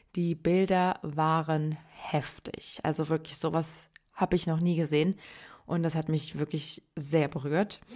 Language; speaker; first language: German; early bilingual, other home language; Persian